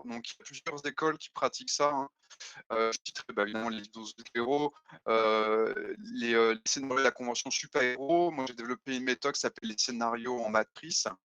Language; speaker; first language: French; native; French